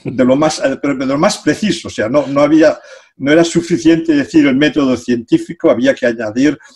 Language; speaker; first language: Spanish; non-native, local second language; Catalan